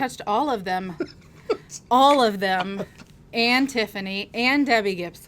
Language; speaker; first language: English; native; English